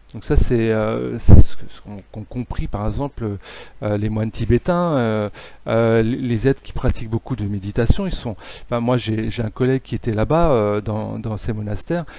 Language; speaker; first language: French; native; French